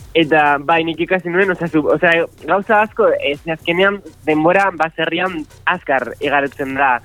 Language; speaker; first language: Basque; non-native, local second language; Spanish